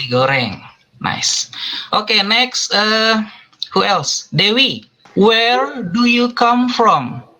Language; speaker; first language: English; non-native, fluent; Indonesian